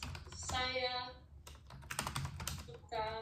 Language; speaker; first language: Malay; non-native, learner; English